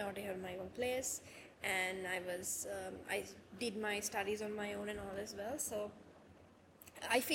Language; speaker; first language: English; non-native, local second language; Sinhala